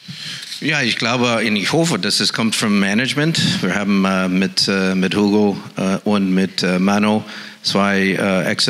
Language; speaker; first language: German; non-native, fluent; English